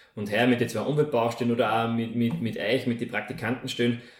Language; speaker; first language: German; native; German